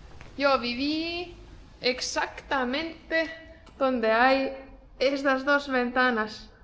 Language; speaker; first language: Spanish; non-native, fluent; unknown